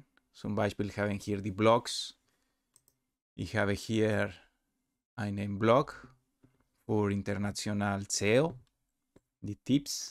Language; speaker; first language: German; non-native, learner; Spanish